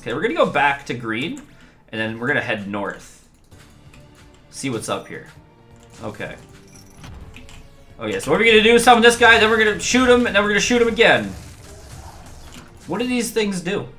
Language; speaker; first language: English; native; English